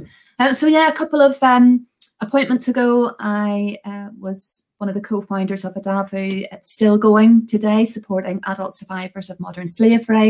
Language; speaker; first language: English; native; English